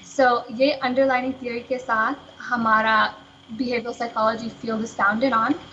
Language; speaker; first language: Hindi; early bilingual, heritage; Hindi